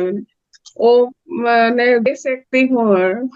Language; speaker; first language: Hindi; non-native, local second language; Assamese